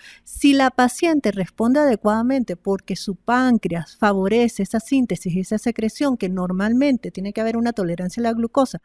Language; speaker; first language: Spanish; native; Spanish